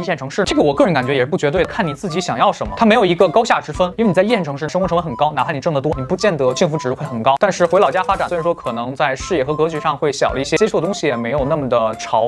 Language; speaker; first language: Chinese; native; Chinese